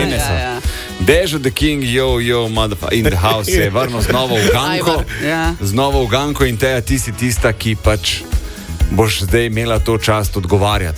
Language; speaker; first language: Slovenian; native; Slovenian